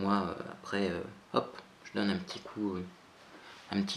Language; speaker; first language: French; native; French